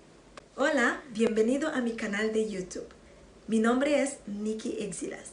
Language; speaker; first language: Spanish; non-native, learner; Haitian Creole